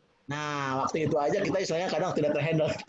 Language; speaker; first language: Indonesian; native; Indonesian